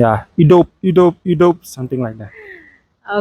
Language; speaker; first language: English; non-native, fluent; Balinese